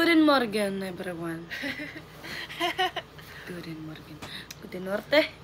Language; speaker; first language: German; non-native, learner; Filipino